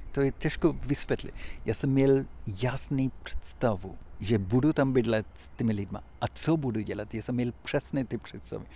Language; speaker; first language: Czech; non-native, fluent; Hindi